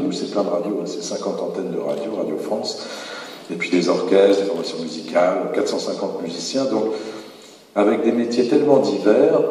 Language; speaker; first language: French; native; French